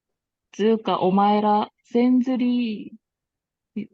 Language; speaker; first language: Japanese; non-native, learner; Korean